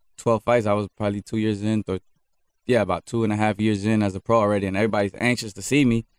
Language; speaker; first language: English; native; English